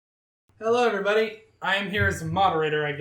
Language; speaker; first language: English; native; English